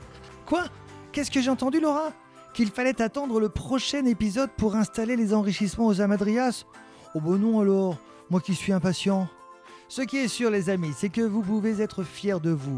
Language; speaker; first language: French; native; French